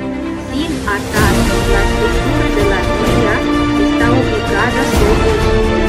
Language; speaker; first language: Spanish; non-native, fluent; Russian